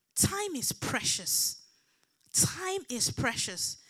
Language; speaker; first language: English; non-native, local second language; Yoruba